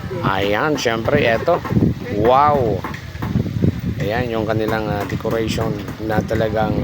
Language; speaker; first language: Filipino; non-native, local second language; Bikol